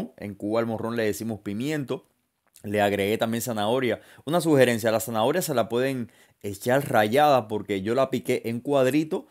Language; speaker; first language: Spanish; native; Spanish